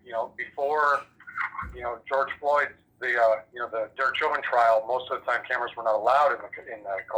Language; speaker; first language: English; native; English